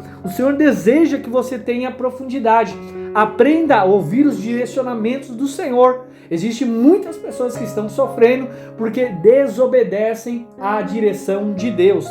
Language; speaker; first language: Portuguese; native; Portuguese